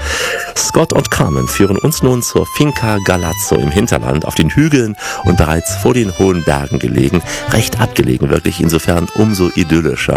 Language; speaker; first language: German; native; German